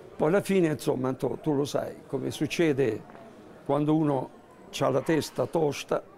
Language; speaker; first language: Italian; native; Italian